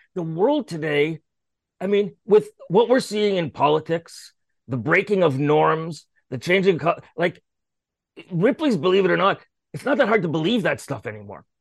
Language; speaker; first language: English; native; English